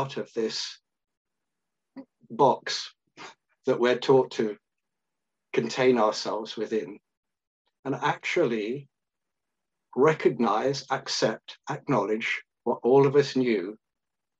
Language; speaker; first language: English; native; English